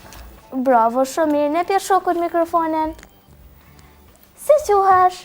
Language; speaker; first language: Albanian; native; Albanian